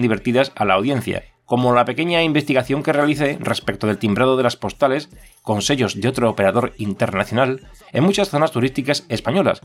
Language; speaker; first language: Spanish; native; Spanish